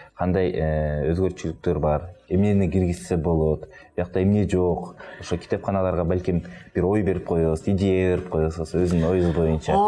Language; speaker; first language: Kyrgyz; native; Kyrgyz